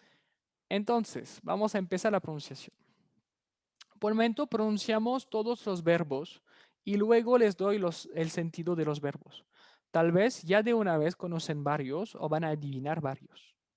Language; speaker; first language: Spanish; non-native, fluent; French